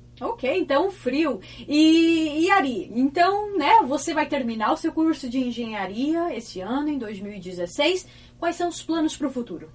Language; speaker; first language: Portuguese; native; Portuguese